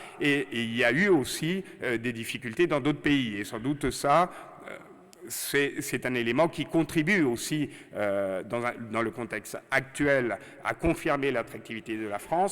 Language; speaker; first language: French; native; French